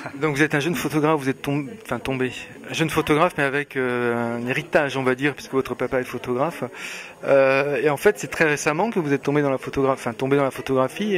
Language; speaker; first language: French; native; French